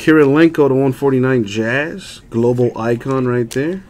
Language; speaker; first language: English; native; English